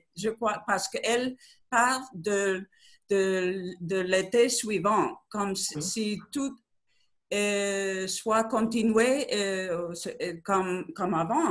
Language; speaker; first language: French; non-native, learner; Spanish